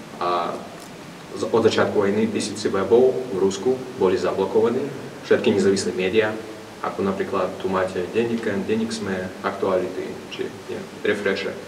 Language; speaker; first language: Slovak; non-native, fluent; Russian